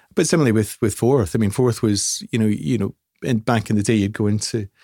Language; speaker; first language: English; native; English